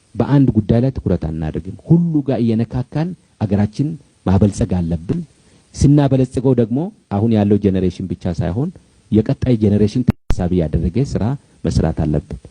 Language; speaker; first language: Amharic; non-native, local second language; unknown